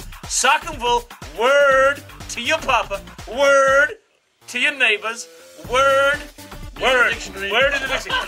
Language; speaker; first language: English; native; English